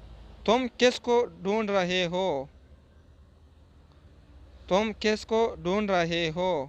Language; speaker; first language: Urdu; non-native, fluent; Pashto